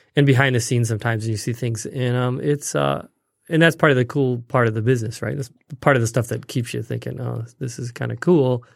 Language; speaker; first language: English; native; English